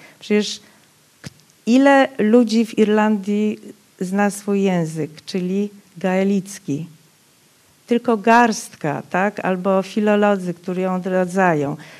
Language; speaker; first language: Polish; non-native, local second language; Rusyn